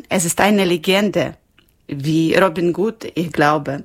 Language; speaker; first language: German; non-native, local second language; Ukrainian